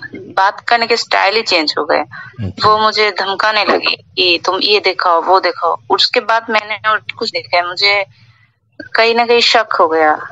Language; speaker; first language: Hindi; non-native, learner; Bangla